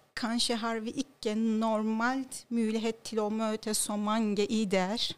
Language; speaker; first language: Norwegian; non-native, fluent; Turkish